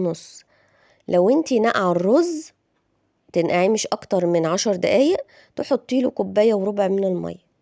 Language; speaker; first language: Arabic; native; Arabic